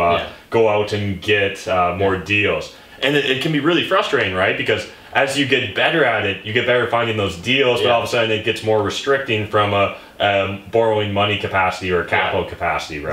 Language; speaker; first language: English; native; English